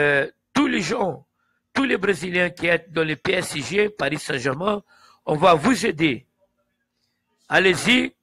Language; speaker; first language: French; non-native, learner; Portuguese